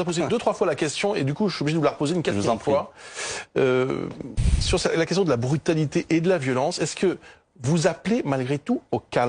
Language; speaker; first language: French; native; French